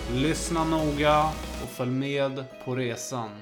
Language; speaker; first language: Swedish; native; Swedish